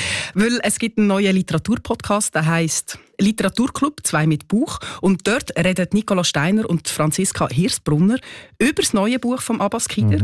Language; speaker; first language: German; native; German